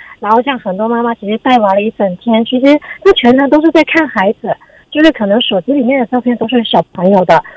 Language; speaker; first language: Chinese; native; Chinese